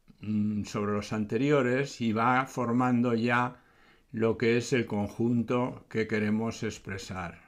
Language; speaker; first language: Spanish; native; Spanish